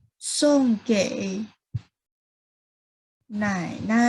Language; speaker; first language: Chinese; non-native, fluent; Thai